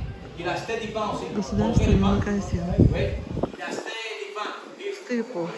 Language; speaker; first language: Russian; native; Russian